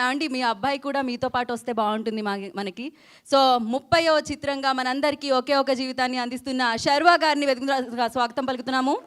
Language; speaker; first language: Telugu; native; Telugu